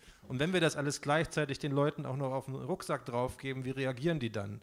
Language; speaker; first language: German; native; German